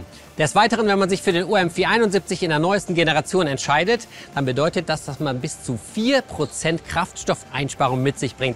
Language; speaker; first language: German; native; German